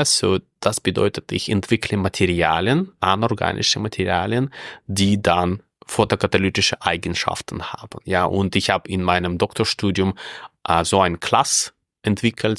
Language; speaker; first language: German; non-native, fluent; Russian